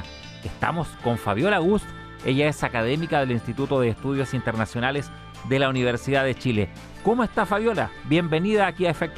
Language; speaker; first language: Spanish; native; Spanish